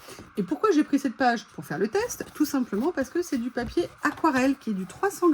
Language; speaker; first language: French; native; French